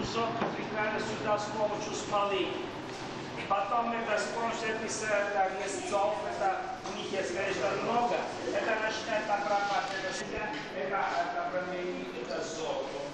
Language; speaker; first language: Russian; non-native, fluent; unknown